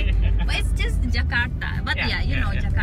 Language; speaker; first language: English; non-native, fluent; Indonesian